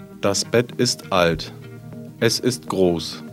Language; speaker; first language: German; non-native, learner; Russian